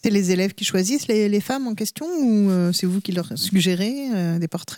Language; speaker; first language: French; native; French